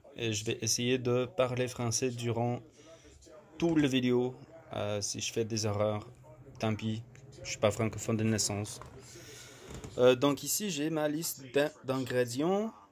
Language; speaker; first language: French; non-native, fluent; English